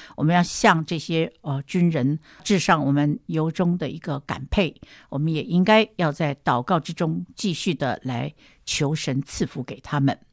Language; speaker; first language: Chinese; native; Chinese